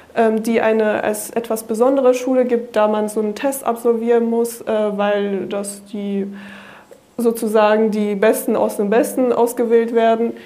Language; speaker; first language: German; non-native, fluent; Kurdish